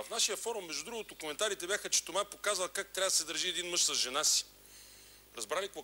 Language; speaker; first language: Bulgarian; native; Bulgarian